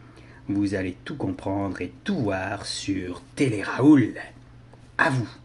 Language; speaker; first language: French; native; French